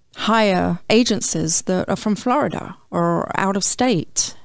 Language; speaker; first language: English; native; English